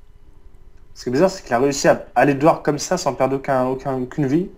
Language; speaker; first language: French; native; French